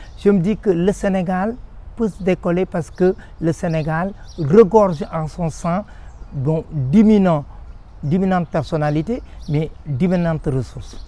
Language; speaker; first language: French; non-native, local second language; Wolof